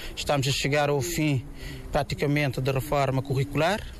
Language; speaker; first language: Portuguese; non-native, local second language; Kabuverdianu